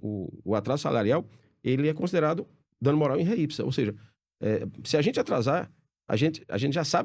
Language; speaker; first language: Portuguese; native; Portuguese